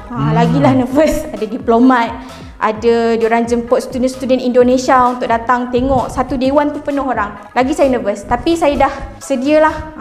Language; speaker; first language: Malay; native; Malay